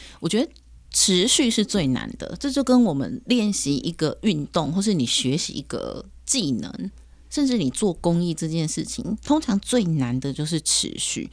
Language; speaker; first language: Chinese; native; Chinese